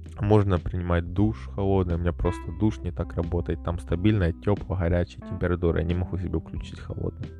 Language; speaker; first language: Russian; native; Russian